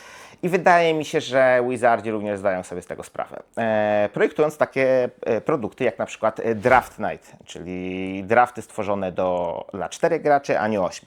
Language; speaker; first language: Polish; native; Polish